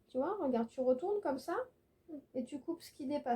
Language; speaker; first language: French; native; French